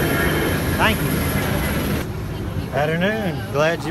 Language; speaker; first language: English; native; English